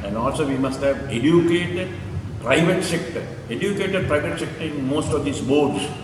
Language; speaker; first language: English; non-native, local second language; Sinhala